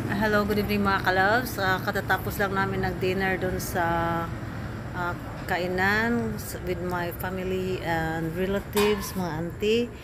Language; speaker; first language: Filipino; non-native, local second language; Cebuano